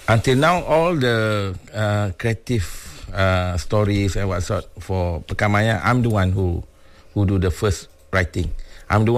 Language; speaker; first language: English; non-native, local second language; Malay